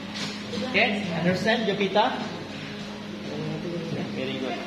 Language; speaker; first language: English; non-native, fluent; Indonesian